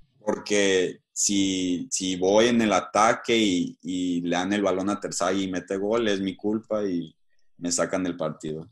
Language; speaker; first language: Spanish; early bilingual, heritage; Spanish